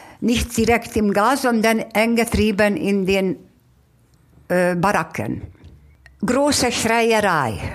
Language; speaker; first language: German; non-native, fluent; Hungarian